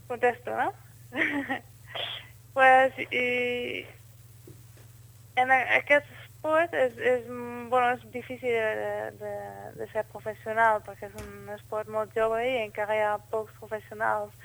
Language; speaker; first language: Catalan; non-native, fluent; Dutch